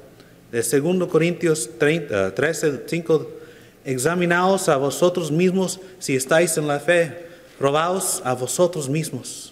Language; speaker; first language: Spanish; non-native, fluent; English